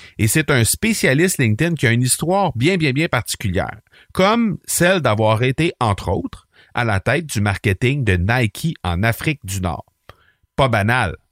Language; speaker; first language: French; native; French